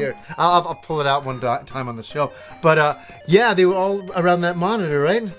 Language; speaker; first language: English; native; English